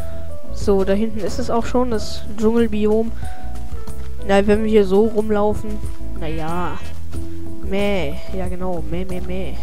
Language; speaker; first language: German; native; German